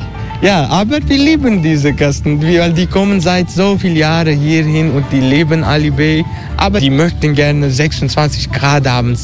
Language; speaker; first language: German; non-native, fluent; Turkish